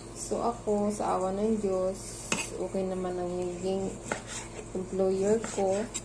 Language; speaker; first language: Filipino; non-native, local second language; Hiligaynon